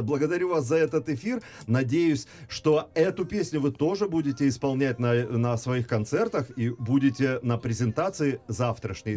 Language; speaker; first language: Russian; native; Russian